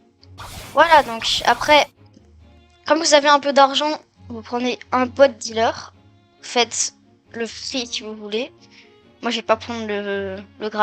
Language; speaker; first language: French; native; French